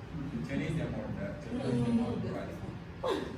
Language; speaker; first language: English; non-native, learner; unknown